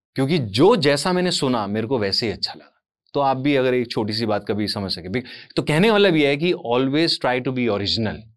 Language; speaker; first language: Hindi; native; Hindi